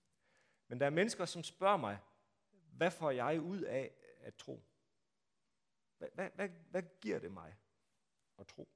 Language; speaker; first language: Danish; native; Danish